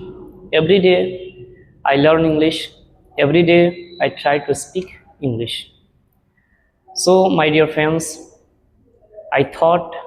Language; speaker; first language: English; non-native, learner; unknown